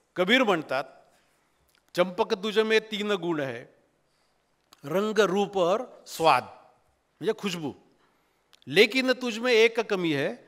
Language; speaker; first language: Hindi; non-native, local second language; Marathi